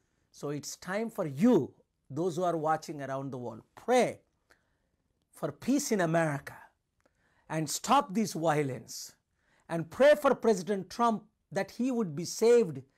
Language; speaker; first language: English; non-native, local second language; Telugu